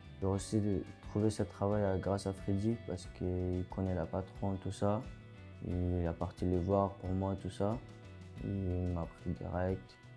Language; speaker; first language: French; non-native, local second language; Arabic